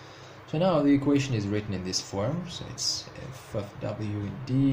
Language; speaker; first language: English; non-native, fluent; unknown